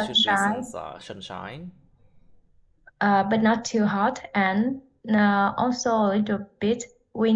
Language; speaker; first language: English; non-native, learner; Vietnamese